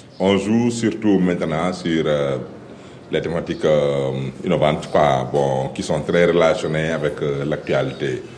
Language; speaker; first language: French; non-native, local second language; Wolof